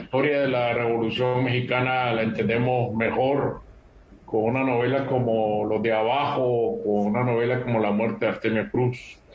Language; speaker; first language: Spanish; native; Spanish